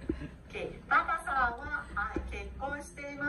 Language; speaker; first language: Japanese; non-native, learner; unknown